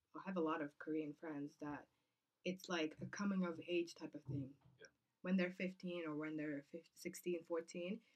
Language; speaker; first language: English; non-native, fluent; Kazakh